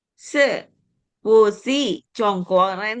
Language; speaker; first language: Chinese; non-native, learner; Indonesian